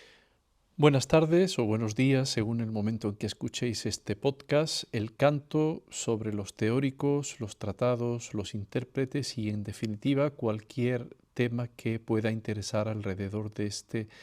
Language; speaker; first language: Spanish; native; Spanish